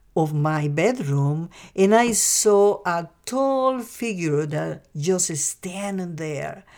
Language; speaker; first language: English; non-native, fluent; Spanish